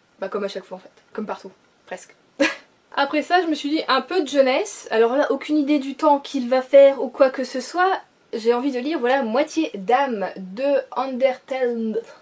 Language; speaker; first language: French; native; French